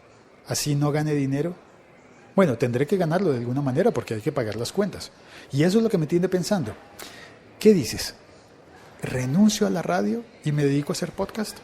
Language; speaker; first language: Spanish; native; Spanish